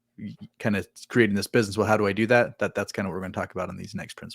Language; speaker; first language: English; native; English